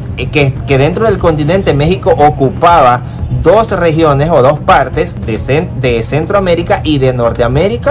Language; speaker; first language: Spanish; native; Spanish